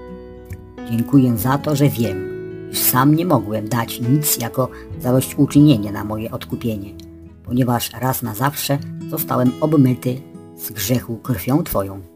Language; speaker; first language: Polish; native; Polish